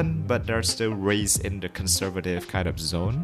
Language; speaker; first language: English; non-native, fluent; Vietnamese